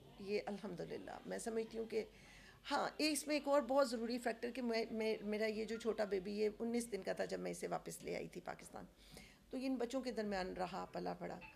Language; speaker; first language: Urdu; native; Urdu